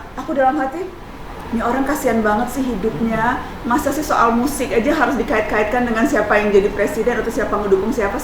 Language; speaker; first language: Indonesian; native; Indonesian